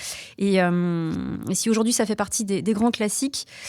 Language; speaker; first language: French; native; French